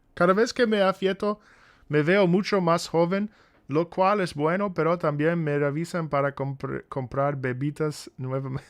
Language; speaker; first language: Spanish; non-native, learner; English